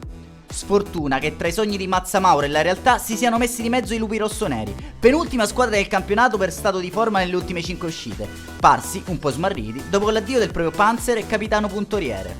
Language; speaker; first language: Italian; native; Italian